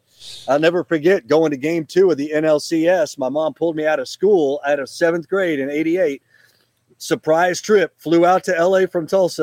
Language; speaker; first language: English; native; English